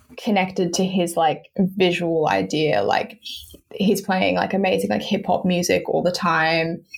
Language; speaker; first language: English; native; English